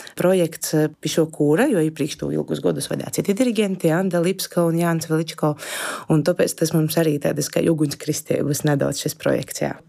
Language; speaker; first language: Latvian; native; Latvian